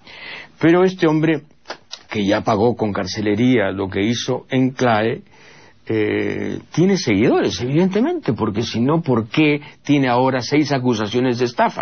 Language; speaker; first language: Spanish; native; Spanish